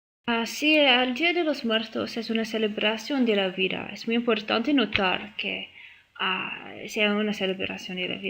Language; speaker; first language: Spanish; non-native, learner; English